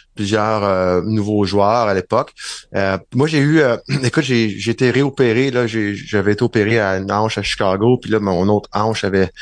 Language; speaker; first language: French; native; French